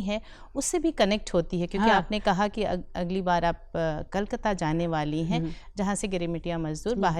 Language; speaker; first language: Hindi; native; Hindi